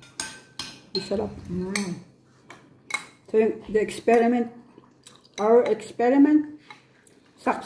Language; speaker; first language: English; non-native, local second language; Filipino